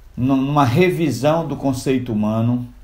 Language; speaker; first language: Portuguese; non-native, local second language; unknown